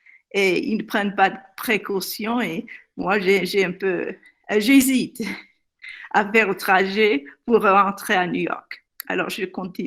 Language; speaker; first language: French; non-native, fluent; English